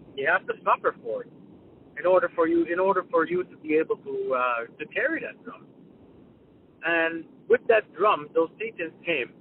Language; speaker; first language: English; non-native, fluent; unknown